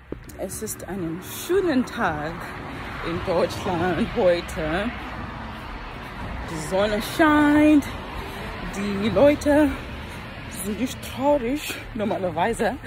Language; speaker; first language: German; non-native, learner; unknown